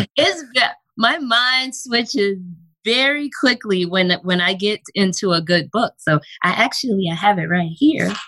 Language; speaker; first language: English; native; English